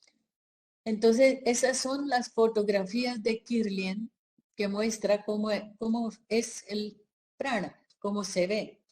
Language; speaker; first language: Spanish; non-native, fluent; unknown